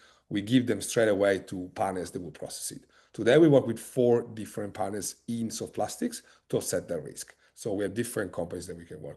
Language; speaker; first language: English; non-native, fluent; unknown